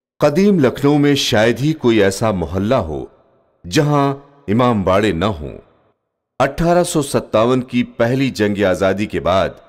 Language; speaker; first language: Urdu; native; Urdu